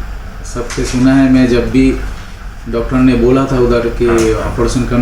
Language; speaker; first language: Hindi; non-native, local second language; Bangla